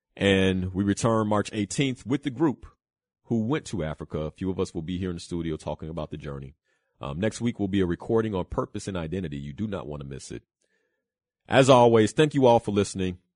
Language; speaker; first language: English; early bilingual, other home language; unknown